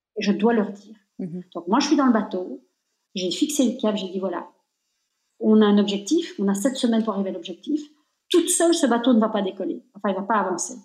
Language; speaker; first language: French; native; French